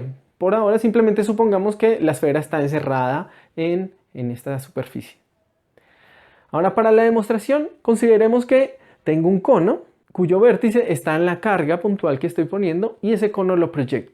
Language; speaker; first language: Spanish; native; Spanish